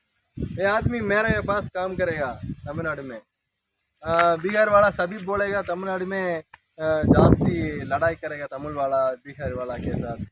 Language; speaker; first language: Hindi; non-native, local second language; Tamil